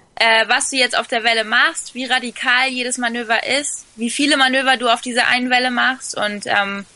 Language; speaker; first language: German; early bilingual, other home language; Spanish